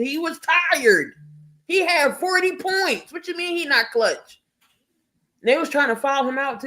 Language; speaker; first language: English; native; English